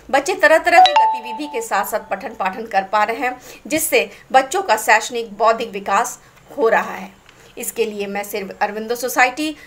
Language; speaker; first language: Hindi; native; Hindi